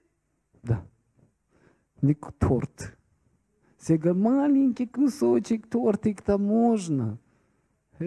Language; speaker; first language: Russian; non-native, fluent; Persian